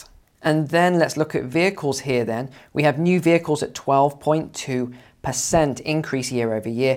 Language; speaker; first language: English; native; English